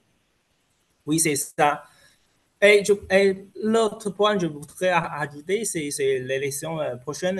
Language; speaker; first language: French; non-native, fluent; Chinese